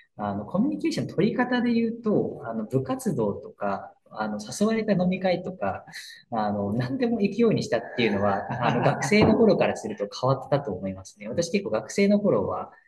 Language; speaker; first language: Japanese; native; Japanese